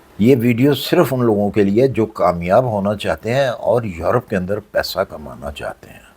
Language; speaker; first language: Urdu; non-native, local second language; Punjabi